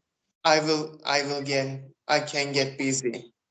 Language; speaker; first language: English; non-native, learner; Turkish